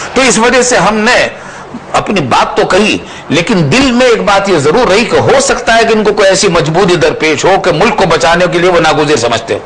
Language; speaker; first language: Urdu; native; Urdu